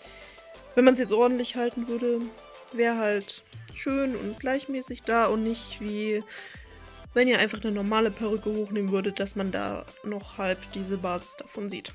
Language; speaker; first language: German; native; German